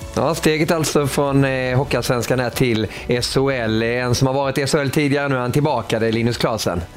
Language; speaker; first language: Swedish; native; Swedish